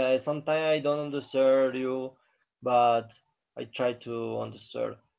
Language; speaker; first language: English; non-native, learner; Spanish